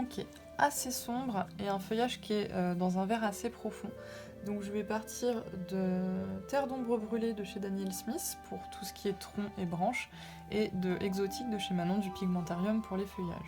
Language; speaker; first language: French; native; French